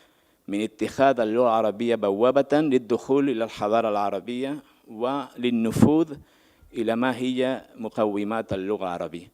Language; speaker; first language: Arabic; native; Arabic